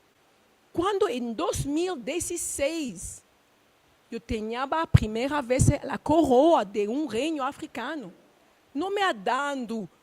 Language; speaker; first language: Portuguese; non-native, learner; Luba-Lulua